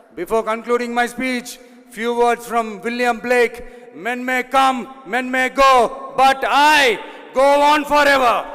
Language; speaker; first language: English; non-native, local second language; Tamil